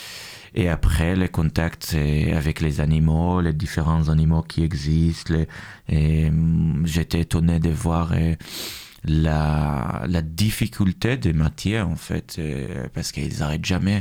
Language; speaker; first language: French; non-native, fluent; Hebrew